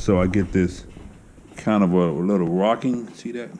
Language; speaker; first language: English; native; English